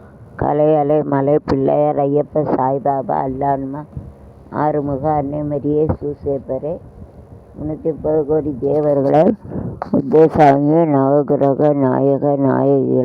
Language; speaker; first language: Tamil; native; Tamil